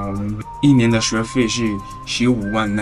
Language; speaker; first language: Chinese; non-native, learner; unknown